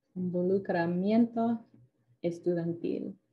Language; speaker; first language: Spanish; non-native, fluent; English